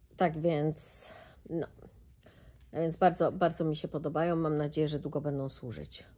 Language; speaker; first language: Polish; native; Polish